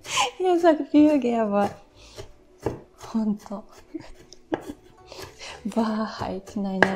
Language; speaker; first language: German; non-native, fluent; Japanese